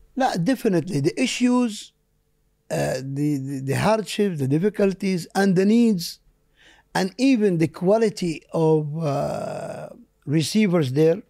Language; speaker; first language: English; non-native, fluent; Arabic